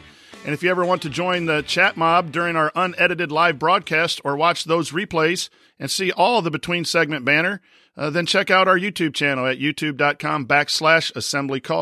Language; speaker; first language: English; native; English